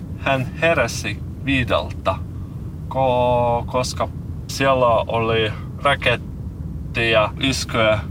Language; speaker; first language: Finnish; non-native, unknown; Russian